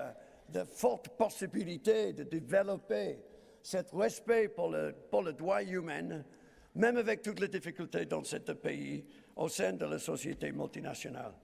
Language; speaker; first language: French; non-native, fluent; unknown